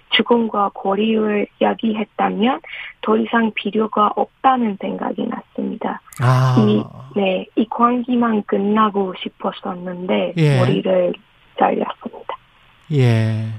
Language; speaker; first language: Korean; non-native, learner; Persian